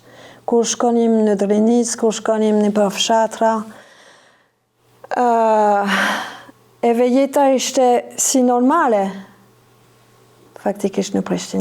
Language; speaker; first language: Albanian; non-native, fluent; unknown